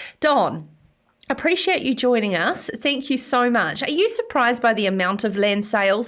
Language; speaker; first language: English; native; English